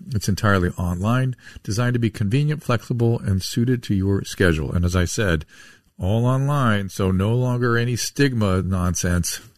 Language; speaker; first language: English; native; English